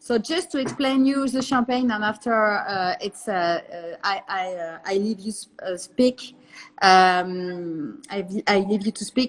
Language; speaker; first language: English; non-native, learner; French